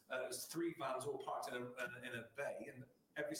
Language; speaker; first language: English; native; English